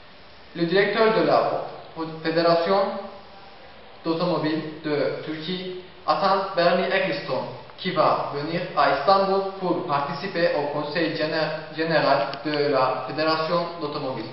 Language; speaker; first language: French; non-native, learner; Turkish